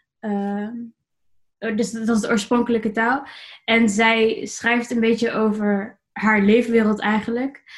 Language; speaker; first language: Dutch; native; Dutch